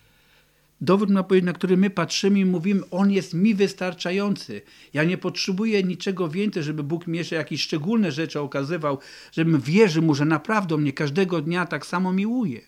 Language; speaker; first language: Polish; native; Polish